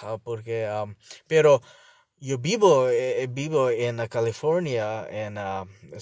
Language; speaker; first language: Spanish; non-native, learner; Bangla